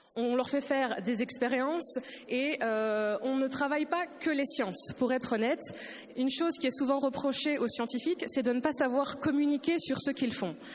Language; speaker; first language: French; early bilingual, other home language; Lingala